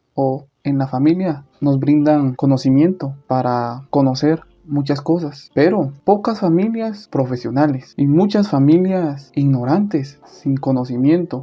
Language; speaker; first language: Spanish; non-native, local second language; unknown